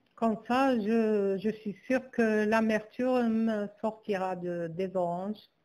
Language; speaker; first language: French; non-native, local second language; Arabic